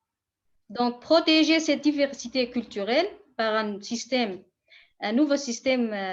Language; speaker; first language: French; non-native, fluent; Kurdish